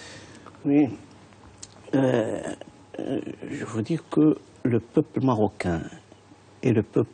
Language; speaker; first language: French; non-native, fluent; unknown